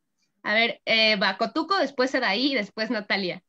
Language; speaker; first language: Spanish; native; Spanish